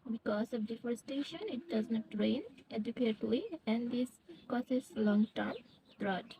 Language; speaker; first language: English; non-native, local second language; Bangla